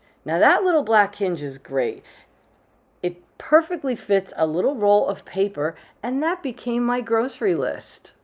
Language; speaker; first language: English; native; English